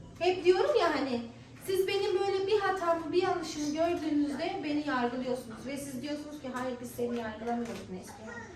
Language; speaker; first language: Turkish; native; Turkish